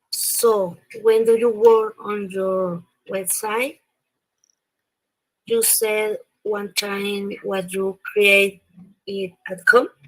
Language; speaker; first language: English; non-native, learner; Spanish